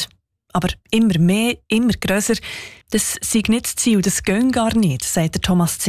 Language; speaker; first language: German; native; German